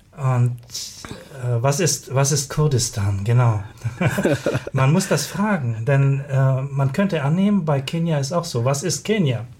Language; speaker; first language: German; native; German